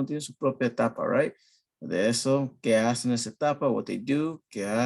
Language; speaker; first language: Spanish; early bilingual, heritage; Spanish